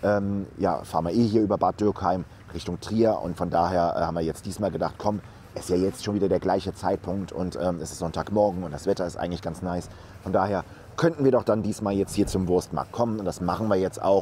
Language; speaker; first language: German; native; German